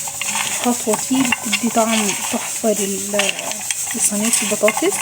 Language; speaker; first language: Arabic; native; Arabic